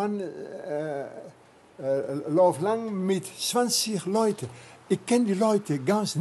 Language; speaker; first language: German; non-native, learner; Dutch